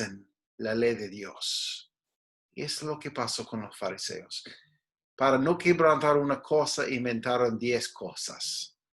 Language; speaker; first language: Spanish; non-native, fluent; English